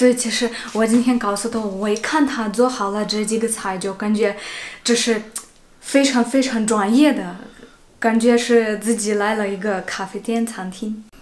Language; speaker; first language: Chinese; non-native, fluent; Russian